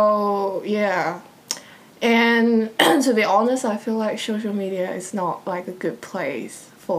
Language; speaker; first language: English; non-native, fluent; Cantonese